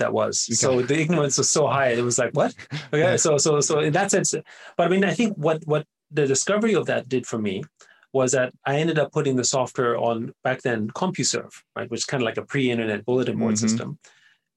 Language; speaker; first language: English; non-native, fluent; German